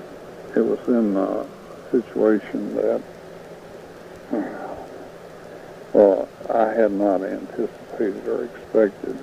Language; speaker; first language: English; native; English